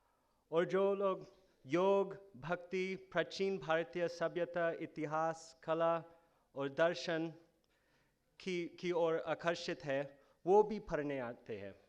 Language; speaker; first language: Hindi; non-native, fluent; English